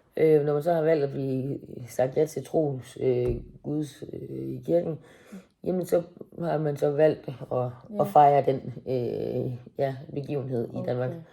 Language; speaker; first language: Danish; native; Danish